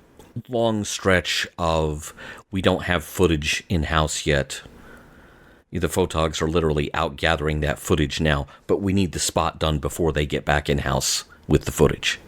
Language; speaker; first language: English; native; English